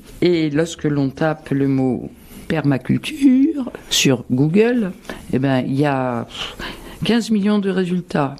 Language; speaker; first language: French; native; French